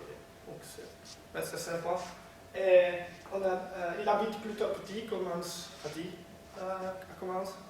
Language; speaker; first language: French; non-native, learner; Dutch